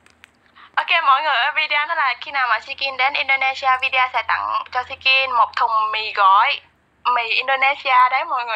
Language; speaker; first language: Vietnamese; non-native, learner; Malay